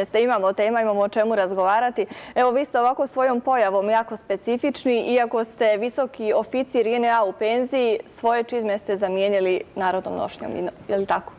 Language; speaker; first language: Serbian; native; Serbian